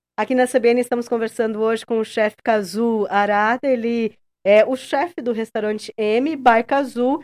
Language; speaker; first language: Portuguese; native; Portuguese